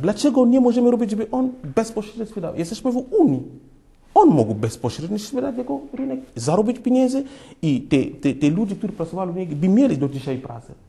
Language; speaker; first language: Polish; non-native, fluent; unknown